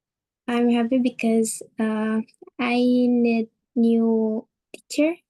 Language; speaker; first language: English; non-native, learner; Indonesian